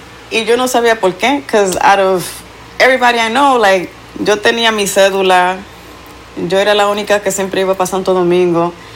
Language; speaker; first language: Spanish; early bilingual, heritage; Spanish